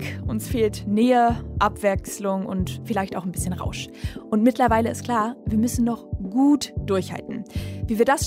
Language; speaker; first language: German; native; German